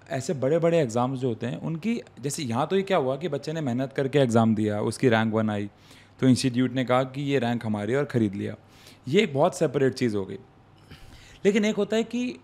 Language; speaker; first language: Hindi; native; Hindi